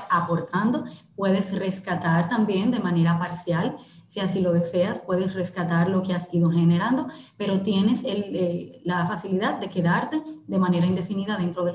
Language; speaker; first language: Spanish; native; Spanish